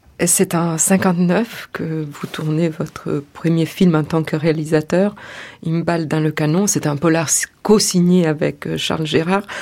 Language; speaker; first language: French; native; French